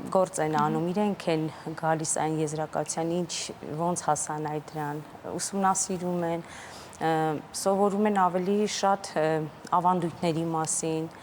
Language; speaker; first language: Armenian; non-native, local second language; Assyrian Neo-Aramaic